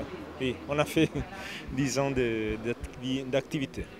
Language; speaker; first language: French; non-native, fluent; Italian